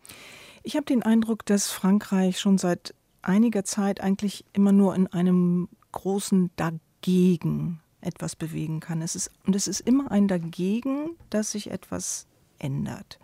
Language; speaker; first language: German; native; German